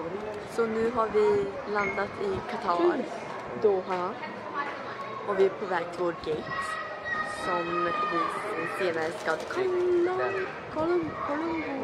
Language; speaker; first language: Swedish; early bilingual, other home language; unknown